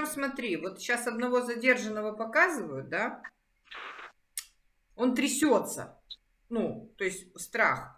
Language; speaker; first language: Russian; native; Russian